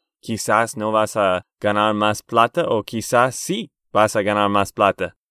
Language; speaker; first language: Spanish; non-native, fluent; English